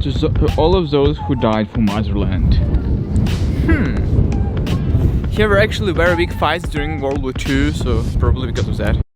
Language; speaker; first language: English; non-native, fluent; Russian